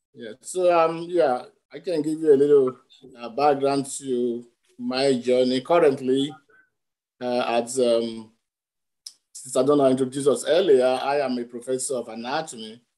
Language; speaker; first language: English; non-native, local second language; Yoruba